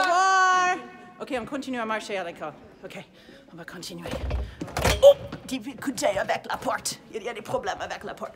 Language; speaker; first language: French; non-native, fluent; English